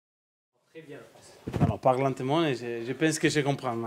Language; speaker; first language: French; non-native, learner; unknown